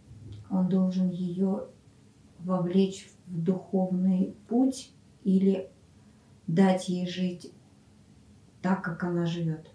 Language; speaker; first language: Russian; native; Russian